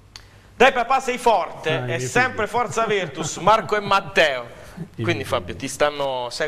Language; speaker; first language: Italian; native; Italian